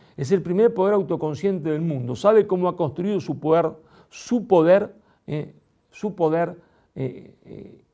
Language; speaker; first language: Spanish; native; Spanish